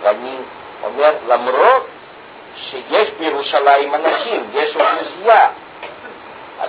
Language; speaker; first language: Hebrew; non-native, fluent; Russian